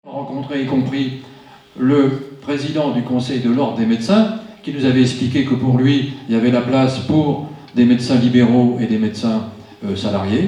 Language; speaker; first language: French; native; French